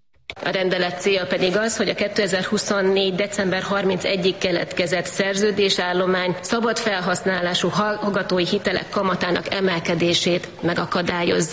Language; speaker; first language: Hungarian; native; Hungarian